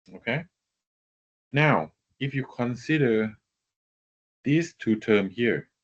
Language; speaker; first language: English; non-native, fluent; Thai